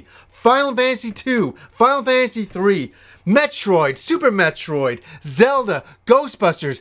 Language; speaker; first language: English; native; English